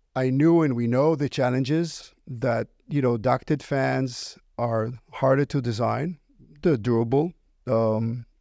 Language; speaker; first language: English; non-native, fluent; Hebrew